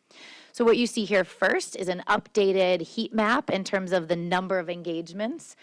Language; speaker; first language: English; native; English